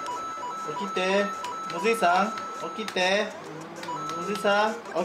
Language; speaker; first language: Japanese; non-native, learner; Malay